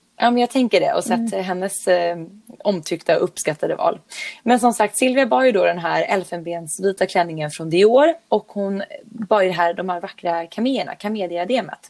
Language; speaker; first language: Swedish; native; Swedish